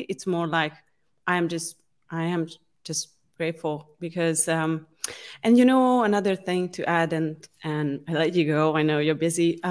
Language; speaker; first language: English; non-native, fluent; Hungarian